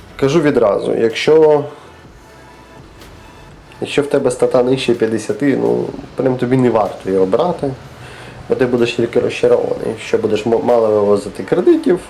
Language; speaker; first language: Ukrainian; native; Ukrainian